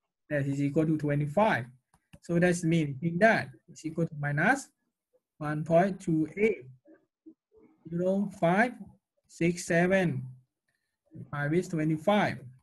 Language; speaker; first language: English; non-native, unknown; Thai